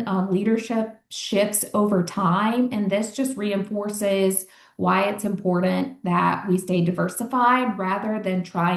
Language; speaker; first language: English; native; English